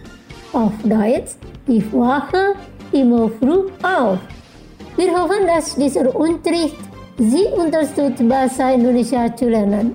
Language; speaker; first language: German; non-native, local second language; Indonesian